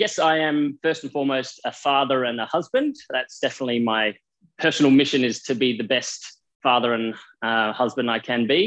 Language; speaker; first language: English; native; English